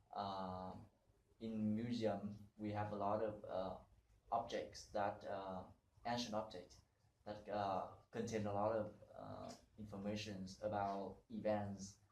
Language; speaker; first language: English; non-native, learner; Vietnamese